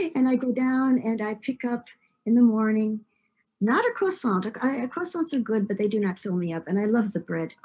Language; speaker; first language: English; native; English